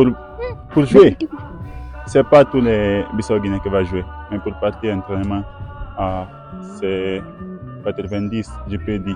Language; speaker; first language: French; non-native, learner; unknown